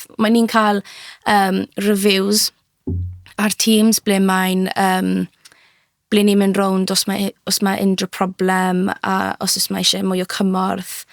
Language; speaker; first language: Welsh; native; Welsh